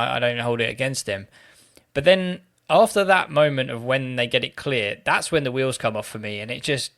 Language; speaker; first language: English; native; English